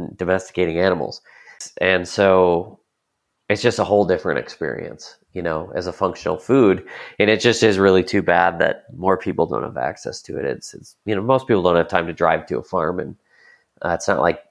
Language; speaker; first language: English; native; English